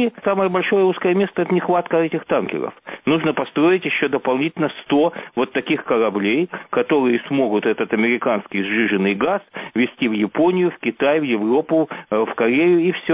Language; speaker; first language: Russian; native; Russian